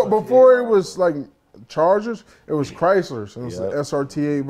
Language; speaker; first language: English; native; English